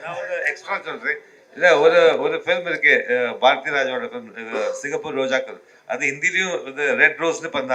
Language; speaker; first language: Tamil; early bilingual, heritage; Tamil